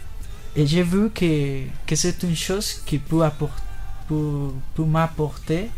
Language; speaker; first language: French; non-native, learner; Spanish